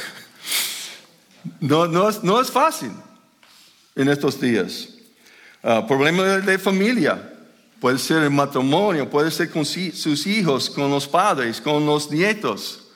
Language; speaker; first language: Spanish; non-native, fluent; English